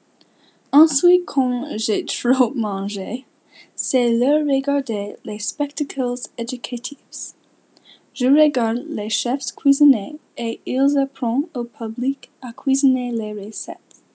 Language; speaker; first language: French; non-native, learner; English